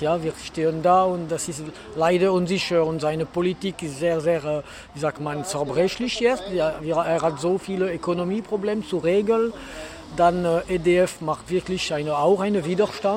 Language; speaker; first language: German; non-native, learner; French